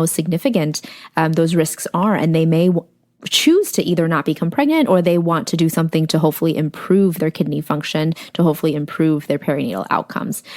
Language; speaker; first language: English; native; English